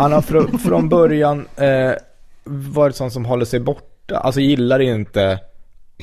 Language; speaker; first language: Swedish; native; Swedish